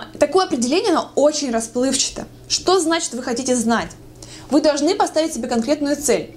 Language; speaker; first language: Russian; native; Russian